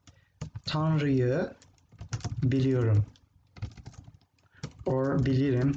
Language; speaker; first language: Turkish; non-native, fluent; English